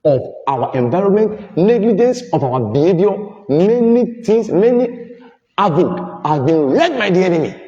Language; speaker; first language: English; non-native, local second language; Yoruba